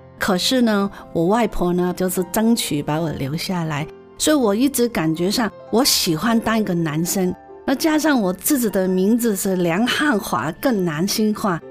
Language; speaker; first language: Chinese; non-native, local second language; Cantonese